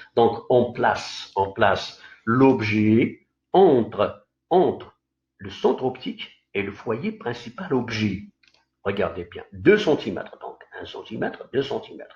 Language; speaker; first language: French; non-native, local second language; Arabic